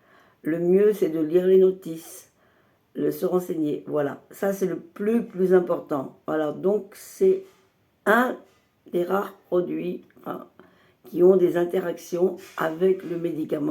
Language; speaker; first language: French; native; French